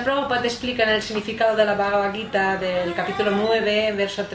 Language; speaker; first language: Spanish; native; Spanish